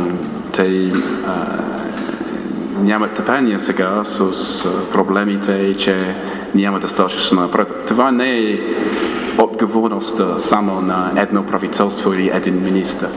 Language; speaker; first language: Bulgarian; non-native, fluent; English